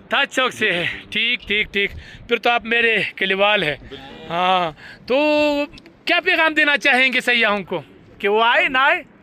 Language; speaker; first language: Urdu; non-native, local second language; Pashto